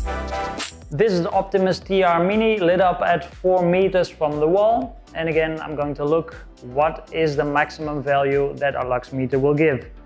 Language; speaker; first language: English; non-native, fluent; Dutch